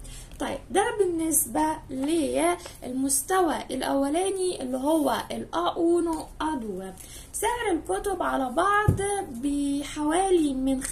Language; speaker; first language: Arabic; native; Arabic